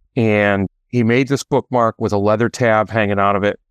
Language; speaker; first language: English; native; English